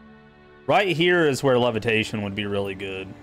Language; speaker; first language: English; native; English